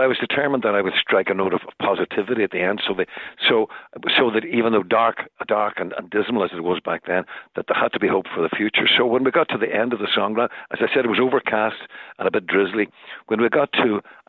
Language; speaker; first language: English; native; English